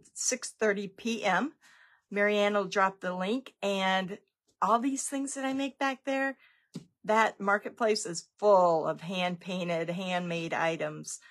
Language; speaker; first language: English; native; English